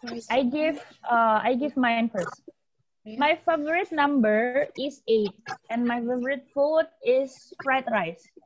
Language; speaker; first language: English; non-native, fluent; Indonesian